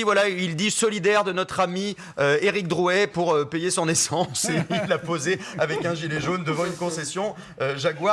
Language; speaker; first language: French; native; French